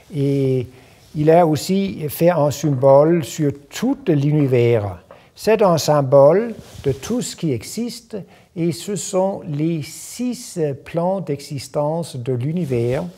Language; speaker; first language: French; non-native, fluent; Danish